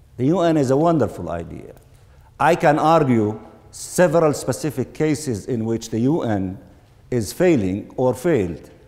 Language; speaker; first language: English; non-native, fluent; Arabic